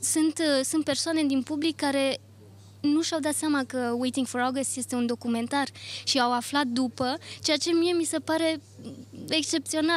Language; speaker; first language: Romanian; early bilingual, other home language; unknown